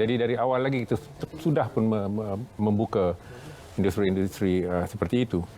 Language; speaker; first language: Malay; non-native, local second language; Tamil